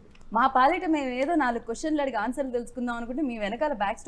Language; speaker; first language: Telugu; native; Telugu